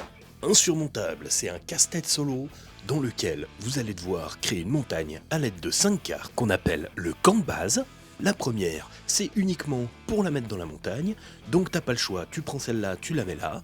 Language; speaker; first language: French; native; French